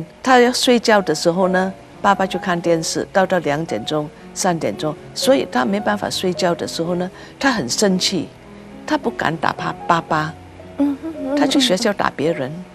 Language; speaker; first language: Chinese; early bilingual, heritage; Chinese